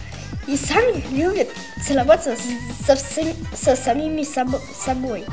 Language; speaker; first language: Russian; native; Russian